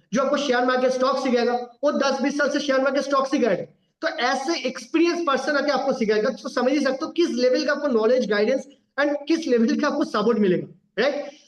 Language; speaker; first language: Hindi; non-native, local second language; Bangla